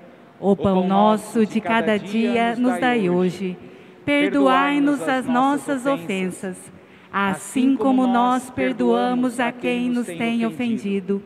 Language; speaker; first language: Portuguese; native; Portuguese